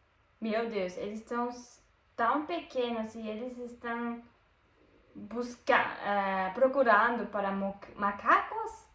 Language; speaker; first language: Portuguese; non-native, learner; German